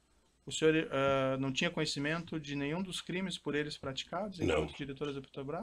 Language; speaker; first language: Portuguese; native; Portuguese